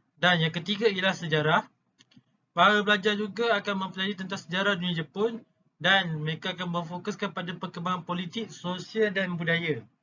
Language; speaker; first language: Malay; native; Malay